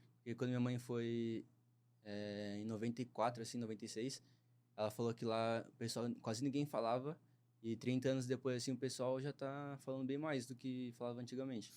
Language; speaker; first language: Portuguese; native; Portuguese